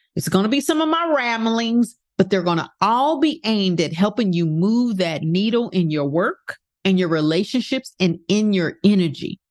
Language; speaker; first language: English; native; English